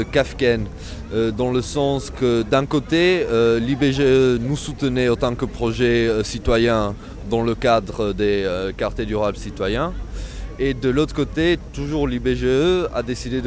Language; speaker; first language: French; non-native, fluent; Italian